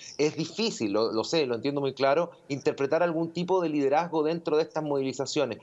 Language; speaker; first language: Spanish; native; Spanish